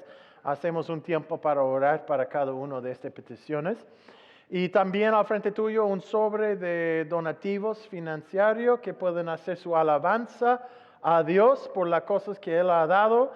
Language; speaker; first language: Spanish; non-native, fluent; English